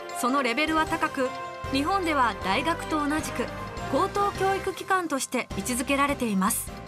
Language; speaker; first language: Japanese; native; Japanese